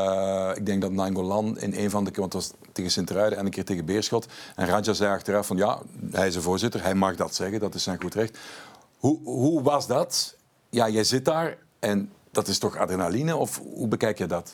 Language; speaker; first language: Dutch; native; Dutch